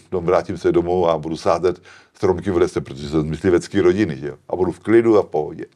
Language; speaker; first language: Czech; native; Czech